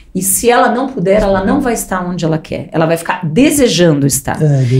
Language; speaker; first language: Portuguese; native; Portuguese